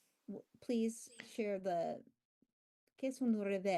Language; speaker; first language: Spanish; non-native, learner; English